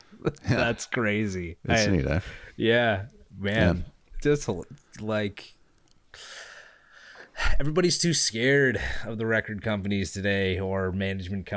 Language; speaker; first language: English; native; English